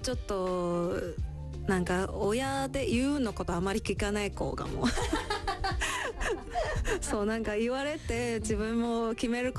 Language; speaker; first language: Japanese; non-native, learner; Chinese